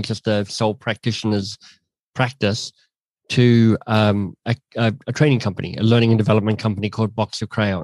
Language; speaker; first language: English; native; English